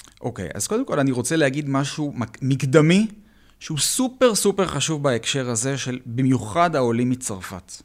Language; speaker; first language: Hebrew; native; Hebrew